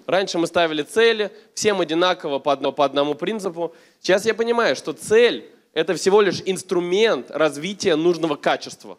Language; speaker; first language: Russian; native; Russian